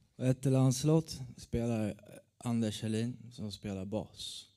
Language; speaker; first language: Swedish; native; Swedish